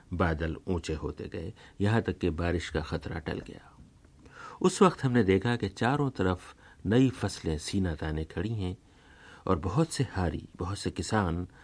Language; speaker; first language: Urdu; native; Urdu